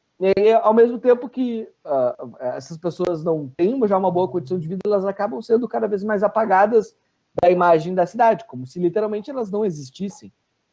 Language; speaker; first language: Portuguese; native; Portuguese